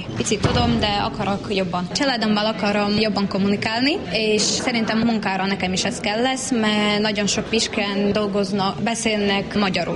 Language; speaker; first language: Hungarian; non-native, learner; Ukrainian